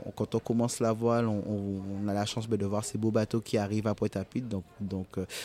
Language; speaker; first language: French; native; French